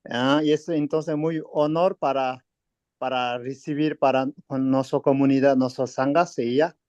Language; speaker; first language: Spanish; non-native, learner; Tibetan